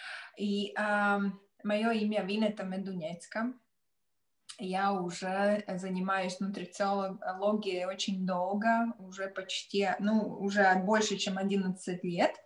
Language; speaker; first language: Russian; non-native, local second language; Latvian